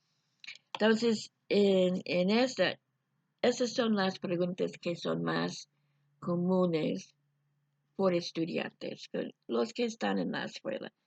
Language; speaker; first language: Spanish; non-native, fluent; English